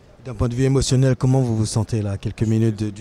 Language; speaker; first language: French; native; French